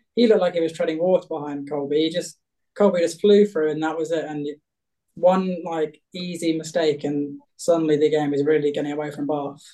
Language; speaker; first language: English; native; English